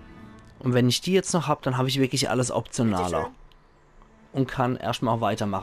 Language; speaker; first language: German; native; German